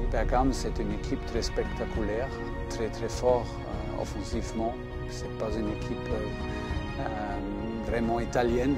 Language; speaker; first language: French; non-native, learner; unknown